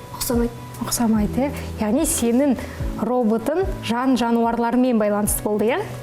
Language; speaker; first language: Kazakh; native; Kazakh